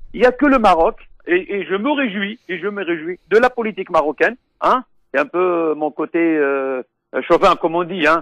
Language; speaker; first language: French; non-native, local second language; Arabic